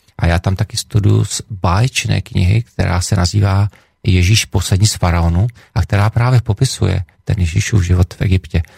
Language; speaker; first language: Czech; native; Czech